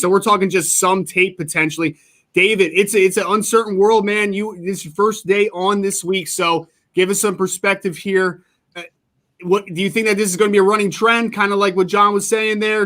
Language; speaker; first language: English; native; English